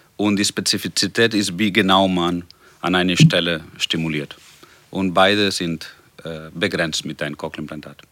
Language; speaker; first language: German; non-native, fluent; Spanish